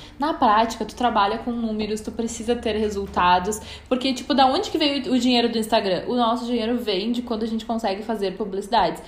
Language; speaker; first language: Portuguese; native; Portuguese